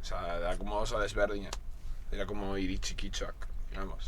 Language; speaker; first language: Spanish; native; Spanish